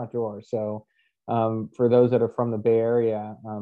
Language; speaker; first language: English; native; English